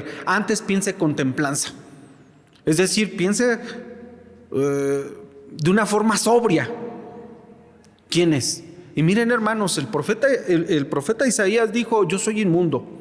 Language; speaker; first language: Spanish; native; Spanish